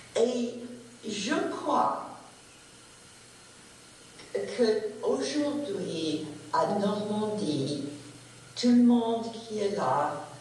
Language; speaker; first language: French; non-native, learner; English